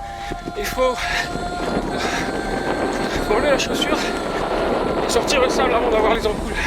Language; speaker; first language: French; native; French